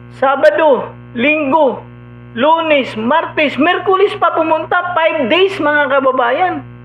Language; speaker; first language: Filipino; non-native, local second language; Cebuano